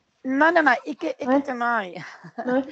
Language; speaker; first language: Norwegian; non-native, fluent; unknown